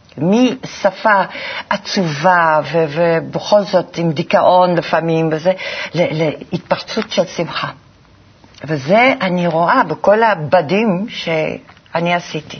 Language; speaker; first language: Hebrew; non-native, fluent; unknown